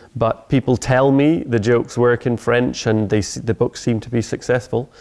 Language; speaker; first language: English; native; English